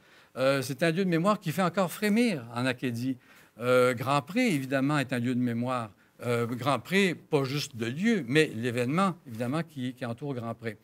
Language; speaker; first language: French; native; French